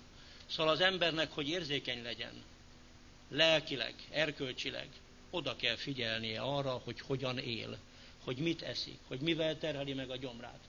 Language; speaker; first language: Hungarian; native; Hungarian